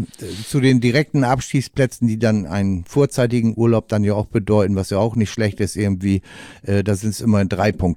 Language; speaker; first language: German; native; German